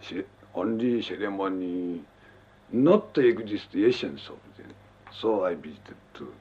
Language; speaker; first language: English; non-native, learner; Japanese